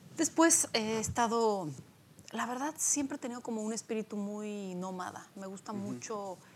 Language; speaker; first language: Spanish; early bilingual, other home language; Polish